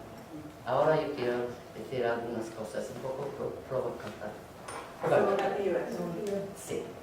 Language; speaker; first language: Spanish; non-native, learner; English